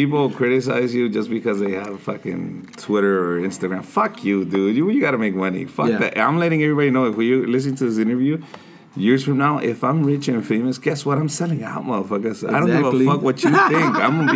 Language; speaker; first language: English; early bilingual, other home language; Spanish